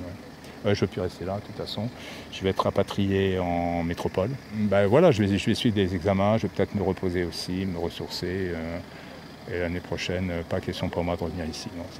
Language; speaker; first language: French; native; French